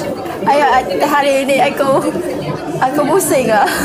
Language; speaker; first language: Indonesian; non-native, learner; Vietnamese